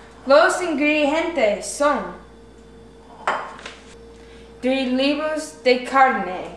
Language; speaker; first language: Spanish; non-native, learner; English